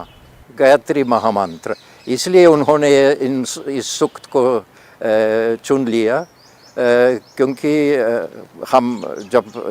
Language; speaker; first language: Hindi; non-native, fluent; Polish